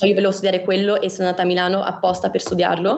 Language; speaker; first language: Italian; native; Italian